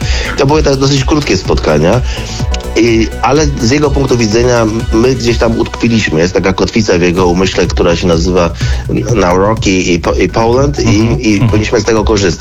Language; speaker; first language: Polish; native; Polish